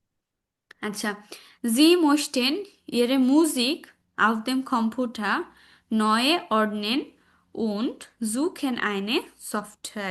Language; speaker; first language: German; non-native, fluent; Bangla